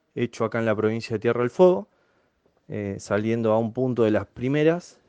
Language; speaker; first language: Spanish; native; Spanish